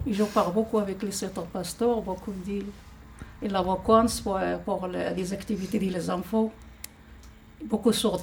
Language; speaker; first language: French; non-native, learner; Arabic